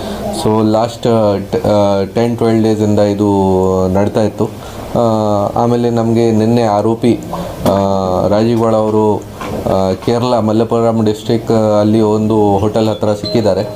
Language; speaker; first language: Kannada; non-native, fluent; Hindi